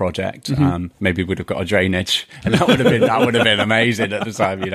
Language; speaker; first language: English; native; English